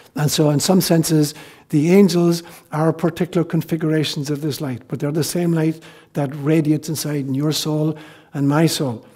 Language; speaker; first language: English; native; English